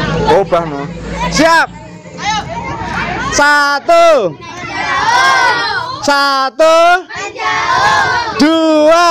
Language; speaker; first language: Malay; non-native, local second language; Javanese